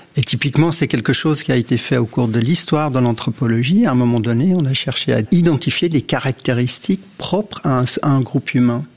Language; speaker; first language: French; early bilingual, other home language; Dutch